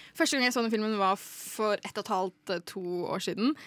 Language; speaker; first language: Norwegian; native; Norwegian